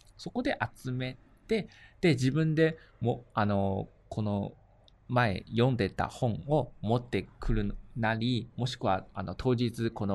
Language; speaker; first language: Japanese; native; Japanese